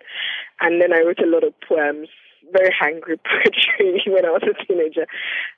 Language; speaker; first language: English; non-native, local second language; Yoruba